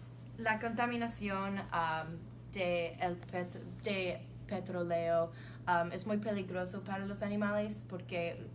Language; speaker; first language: Spanish; non-native, learner; English